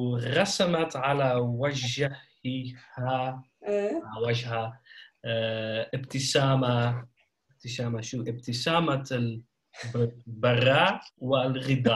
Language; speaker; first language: Arabic; non-native, learner; Dutch